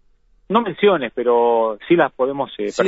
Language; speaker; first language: Spanish; native; Spanish